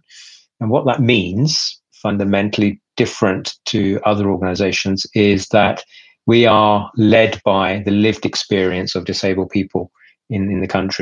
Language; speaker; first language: English; native; English